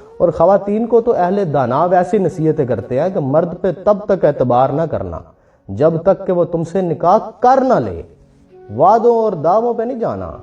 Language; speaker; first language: Urdu; non-native, local second language; Punjabi